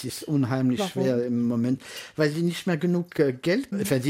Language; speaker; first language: German; non-native, fluent; French